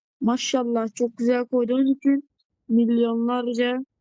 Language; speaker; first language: Turkish; native; Turkish